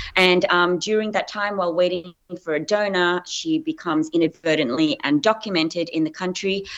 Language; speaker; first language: English; native; English